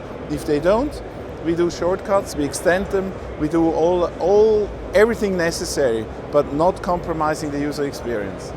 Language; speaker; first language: English; non-native, fluent; German